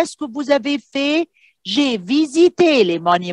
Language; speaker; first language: French; non-native, fluent; Arabic